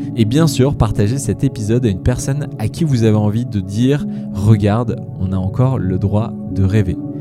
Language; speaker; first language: French; native; French